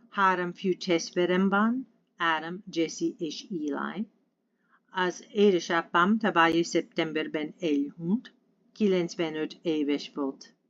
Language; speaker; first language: Hungarian; non-native, learner; English